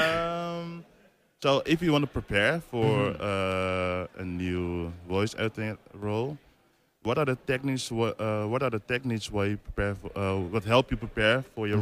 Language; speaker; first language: English; non-native, learner; Dutch